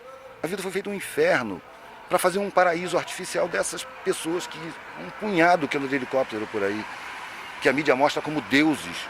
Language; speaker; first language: Portuguese; native; Portuguese